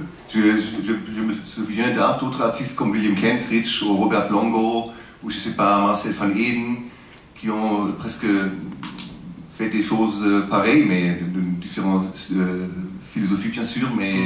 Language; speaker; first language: French; non-native, fluent; German